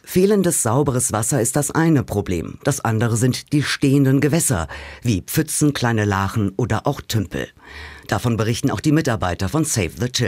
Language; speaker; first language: German; native; German